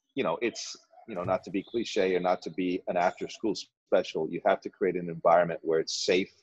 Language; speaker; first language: English; native; English